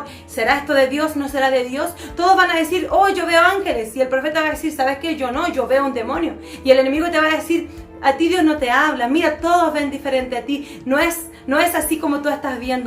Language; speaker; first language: Spanish; native; Spanish